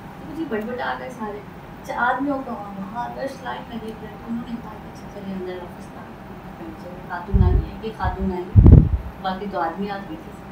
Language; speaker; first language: Urdu; native; Urdu